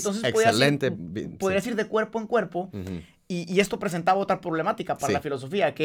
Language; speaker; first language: Spanish; native; Spanish